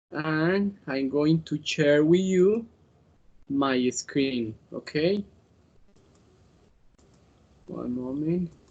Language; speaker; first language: English; non-native, learner; Spanish